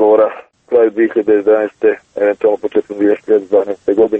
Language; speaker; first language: Serbian; native; Serbian